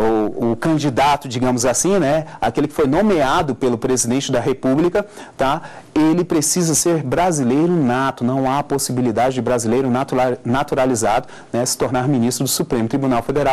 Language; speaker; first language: Portuguese; native; Portuguese